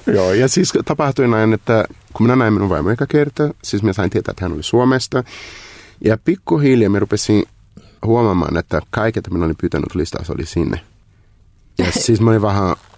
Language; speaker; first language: Finnish; non-native, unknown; Portuguese